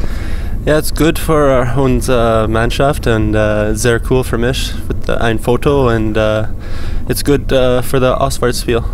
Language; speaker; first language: German; non-native, learner; English